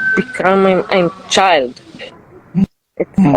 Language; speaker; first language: English; non-native, learner; Hebrew